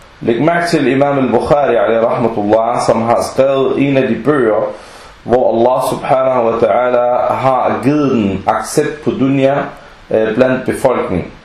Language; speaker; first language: Danish; early bilingual, other home language; Arabic